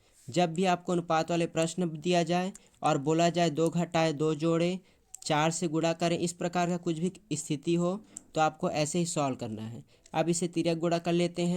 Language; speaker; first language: Hindi; native; Hindi